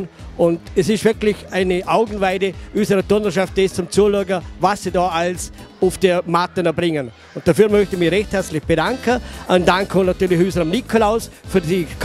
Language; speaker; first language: German; native; German